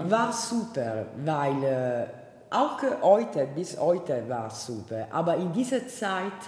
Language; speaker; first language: German; non-native, learner; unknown